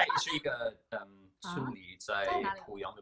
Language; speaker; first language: Chinese; early bilingual, heritage; English